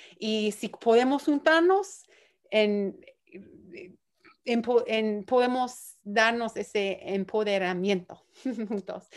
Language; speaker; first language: Spanish; early bilingual, heritage; Spanish